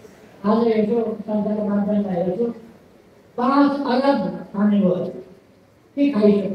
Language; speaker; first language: Nepali; native; Nepali